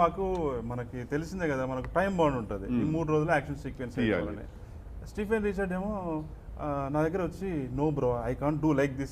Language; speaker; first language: Telugu; native; Telugu